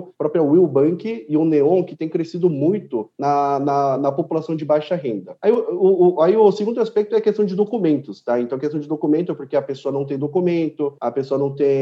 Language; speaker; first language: Portuguese; early bilingual, other home language; Korean